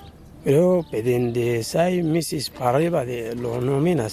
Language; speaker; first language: Spanish; non-native, learner; Arabic